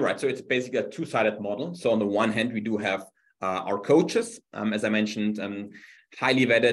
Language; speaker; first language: English; non-native, fluent; German